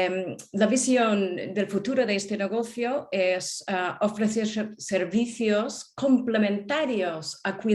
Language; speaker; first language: Spanish; non-native, fluent; English